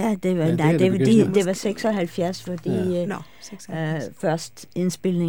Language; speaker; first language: Danish; non-native, fluent; English